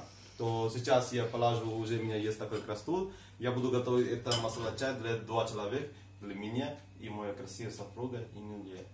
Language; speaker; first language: Russian; non-native, fluent; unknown